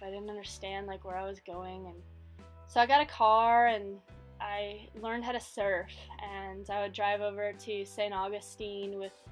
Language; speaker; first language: English; native; English